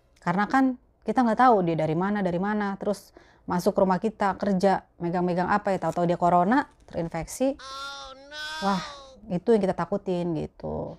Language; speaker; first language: Indonesian; native; Indonesian